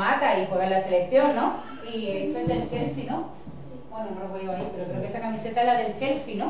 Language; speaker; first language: Spanish; native; Spanish